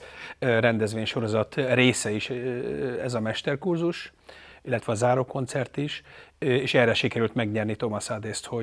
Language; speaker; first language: Hungarian; native; Hungarian